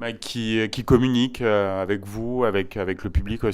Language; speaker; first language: French; native; French